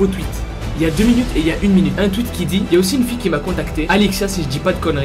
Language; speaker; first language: French; native; French